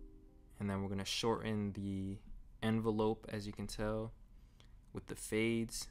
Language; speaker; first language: English; native; English